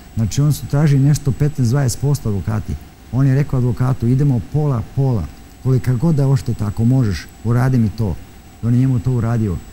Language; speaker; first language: Serbian; native; Serbian